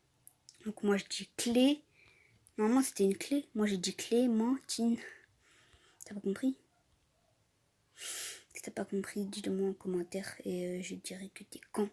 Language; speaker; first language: French; native; French